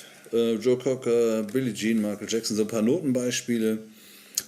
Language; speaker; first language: German; native; German